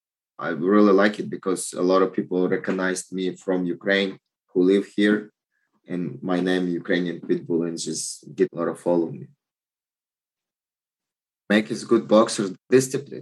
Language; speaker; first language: English; non-native, learner; Ukrainian